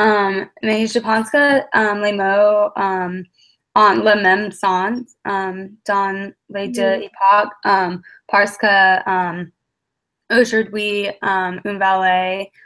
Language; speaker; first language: French; non-native, learner; English